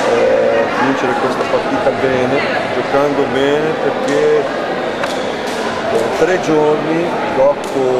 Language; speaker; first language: Italian; non-native, fluent; Portuguese